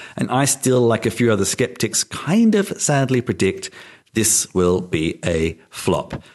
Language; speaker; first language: English; native; English